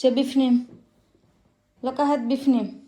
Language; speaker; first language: Hebrew; non-native, learner; Gujarati